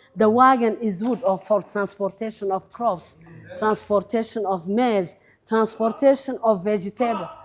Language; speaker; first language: English; non-native, local second language; Amharic